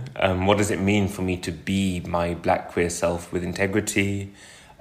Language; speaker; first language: English; native; English